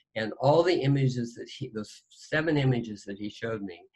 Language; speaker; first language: English; native; English